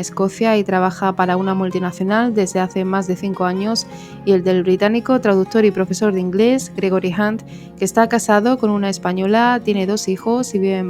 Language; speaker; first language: Spanish; native; Spanish